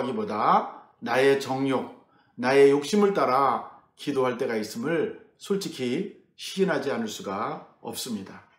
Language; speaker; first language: Korean; native; Korean